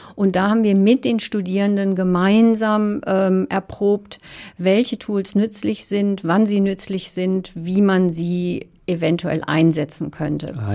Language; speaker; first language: German; native; German